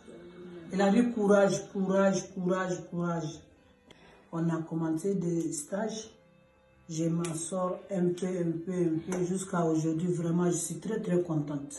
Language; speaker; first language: French; non-native, learner; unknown